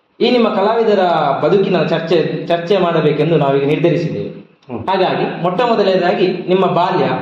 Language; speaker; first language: Kannada; native; Kannada